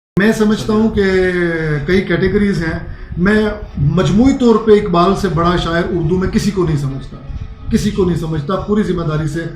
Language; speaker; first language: Urdu; non-native, local second language; Punjabi